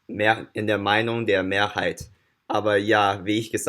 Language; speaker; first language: German; non-native, learner; English